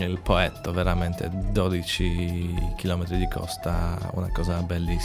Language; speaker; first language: Italian; non-native, fluent; Polish